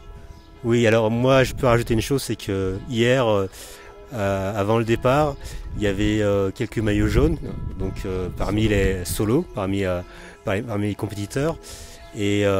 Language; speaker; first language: French; native; French